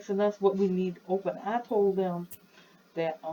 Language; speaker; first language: English; native; English